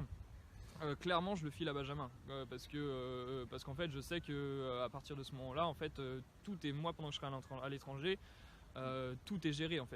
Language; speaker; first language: French; native; French